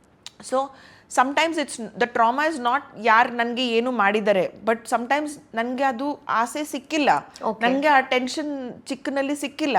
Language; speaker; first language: Kannada; non-native, local second language; Hindi